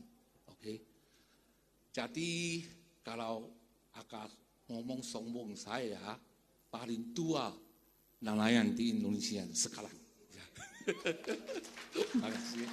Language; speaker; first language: Indonesian; non-native, fluent; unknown